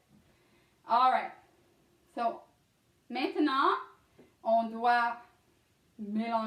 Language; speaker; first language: French; non-native, learner; English